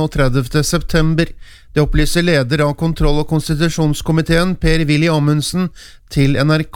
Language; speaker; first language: Norwegian; native; Norwegian